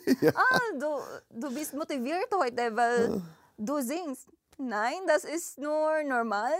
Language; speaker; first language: German; non-native, learner; Filipino